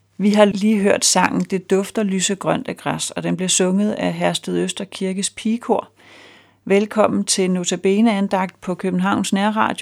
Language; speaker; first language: Danish; native; Danish